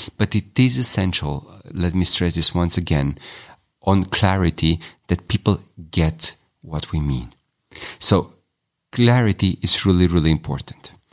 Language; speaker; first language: English; non-native, fluent; Romanian